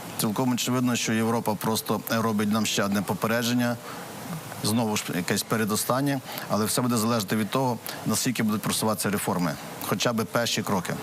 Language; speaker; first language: Ukrainian; native; Ukrainian